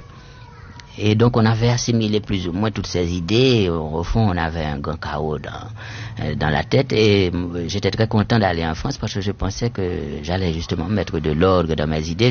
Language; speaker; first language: French; native; French